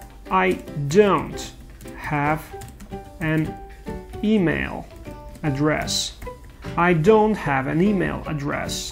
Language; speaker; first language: English; non-native, fluent; Russian